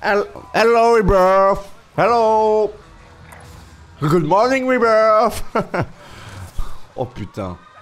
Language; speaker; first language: English; non-native, learner; French